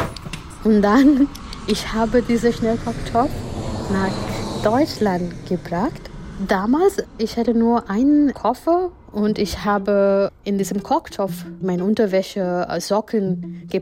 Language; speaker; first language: German; non-native, fluent; Gujarati